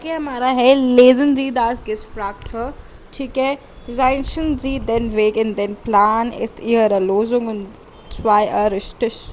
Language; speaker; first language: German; non-native, learner; Hindi